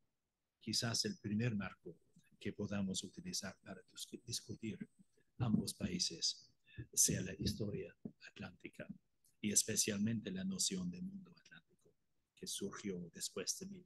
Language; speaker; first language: Spanish; non-native, fluent; Irish